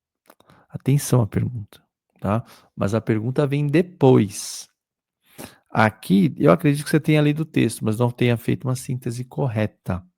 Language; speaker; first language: Portuguese; native; Portuguese